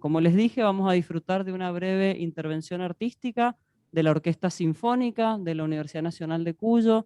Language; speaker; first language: Spanish; native; Spanish